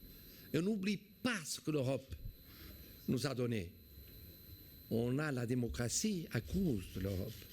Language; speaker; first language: French; non-native, fluent; Portuguese